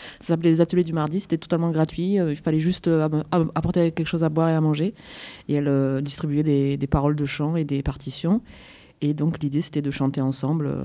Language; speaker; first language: French; native; French